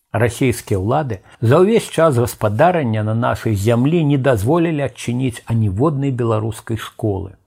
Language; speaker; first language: Belarusian; native; Belarusian